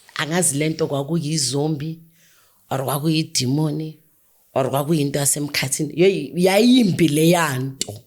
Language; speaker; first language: Zulu; native; Zulu